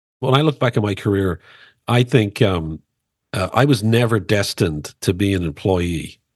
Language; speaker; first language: English; native; English